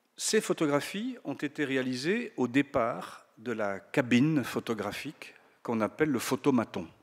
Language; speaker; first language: French; native; French